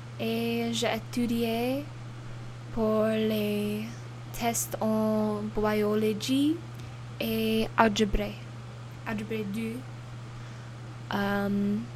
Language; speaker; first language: French; non-native, learner; English